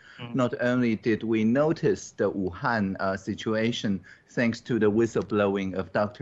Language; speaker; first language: English; non-native, fluent; Chinese